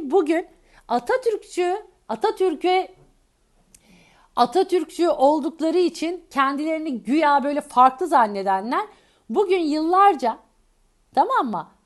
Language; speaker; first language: Turkish; native; Turkish